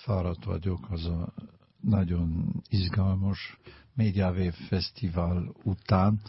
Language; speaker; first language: Hungarian; non-native, fluent; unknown